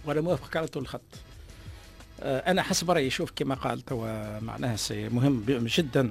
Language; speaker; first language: Arabic; native; Arabic